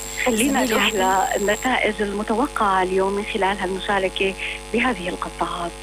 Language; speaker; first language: Arabic; native; Arabic